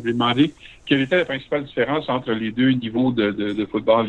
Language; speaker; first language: French; native; French